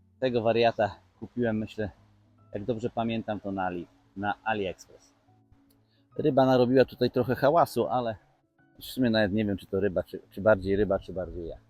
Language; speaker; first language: Polish; native; Polish